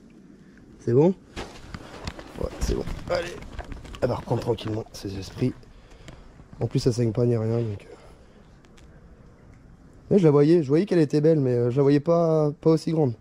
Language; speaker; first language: French; native; French